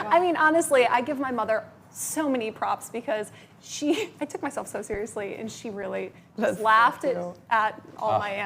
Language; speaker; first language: English; native; English